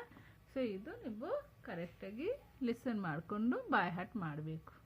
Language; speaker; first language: Kannada; non-native, local second language; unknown